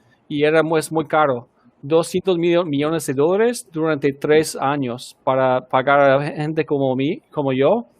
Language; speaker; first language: Spanish; early bilingual, heritage; Spanish